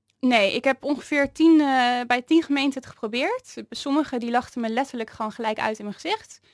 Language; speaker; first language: Dutch; native; Dutch